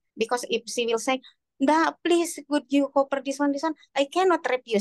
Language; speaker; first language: English; non-native, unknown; Indonesian